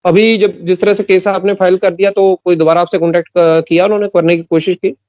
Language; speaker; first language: Hindi; non-native, local second language; Punjabi